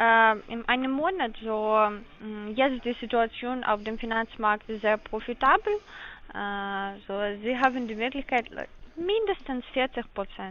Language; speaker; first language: German; non-native, learner; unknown